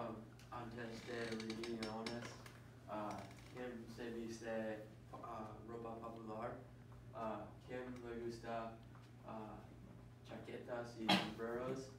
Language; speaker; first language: Spanish; non-native, learner; English